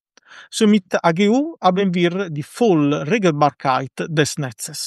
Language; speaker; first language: German; non-native, fluent; Italian